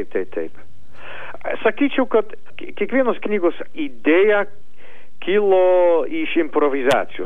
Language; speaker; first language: Lithuanian; non-native, learner; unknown